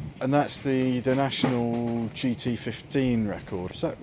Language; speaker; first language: English; native; English